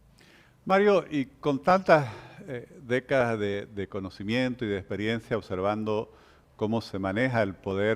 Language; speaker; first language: Spanish; native; Spanish